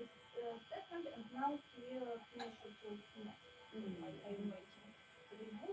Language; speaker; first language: English; non-native, learner; Ukrainian